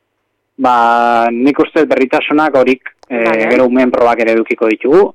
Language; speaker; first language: Basque; native; Basque